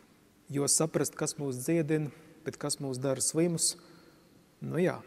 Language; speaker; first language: Latvian; native; Latvian